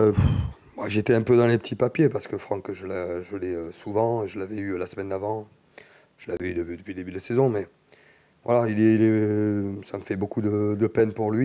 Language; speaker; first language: French; native; French